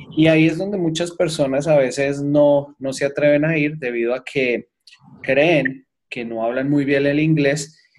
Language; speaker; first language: Spanish; native; Spanish